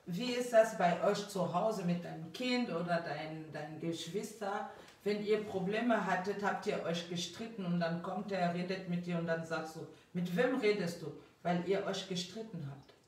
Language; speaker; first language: German; non-native, fluent; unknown